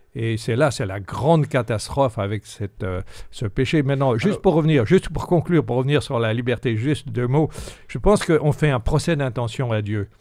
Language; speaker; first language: French; native; French